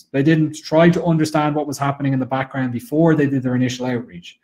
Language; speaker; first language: English; native; English